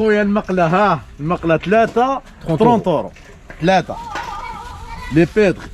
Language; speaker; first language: Arabic; native; Arabic